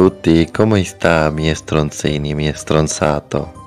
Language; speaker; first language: Italian; non-native, learner; Spanish